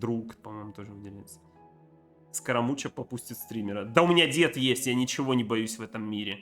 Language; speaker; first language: Russian; native; Russian